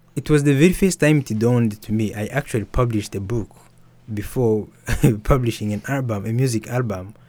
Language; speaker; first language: English; early bilingual, other home language; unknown